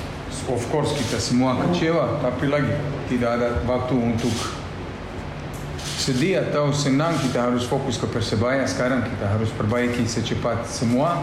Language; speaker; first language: Indonesian; non-native, learner; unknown